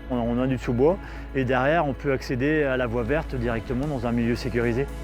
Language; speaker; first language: French; native; French